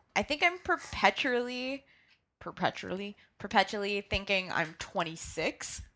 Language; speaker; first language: English; native; English